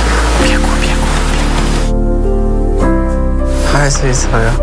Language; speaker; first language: Korean; non-native, learner; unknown